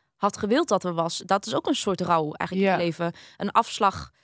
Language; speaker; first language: Dutch; early bilingual, other home language; Vietnamese